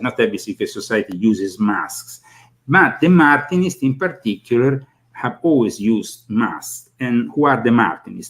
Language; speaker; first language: English; non-native, fluent; Italian